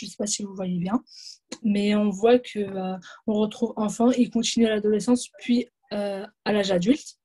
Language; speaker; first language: French; native; French